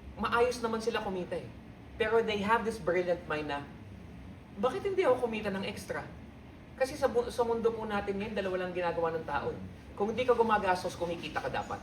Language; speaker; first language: Filipino; native; Filipino